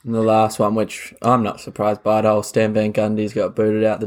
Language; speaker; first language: English; native; English